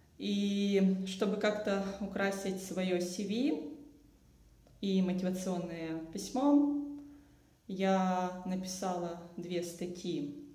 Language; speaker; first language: Russian; native; Russian